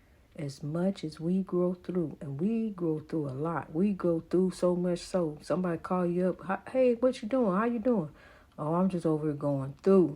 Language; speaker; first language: English; native; English